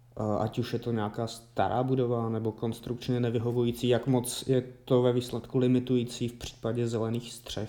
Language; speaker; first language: Czech; native; Czech